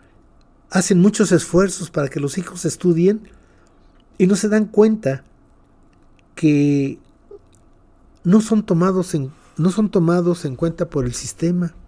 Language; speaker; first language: Spanish; native; Spanish